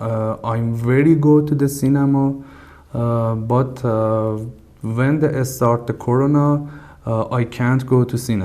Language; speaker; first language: English; non-native, learner; Persian